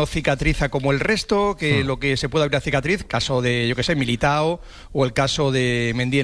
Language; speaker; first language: Spanish; native; Spanish